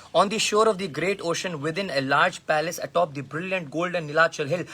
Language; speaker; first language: English; non-native, local second language; Hindi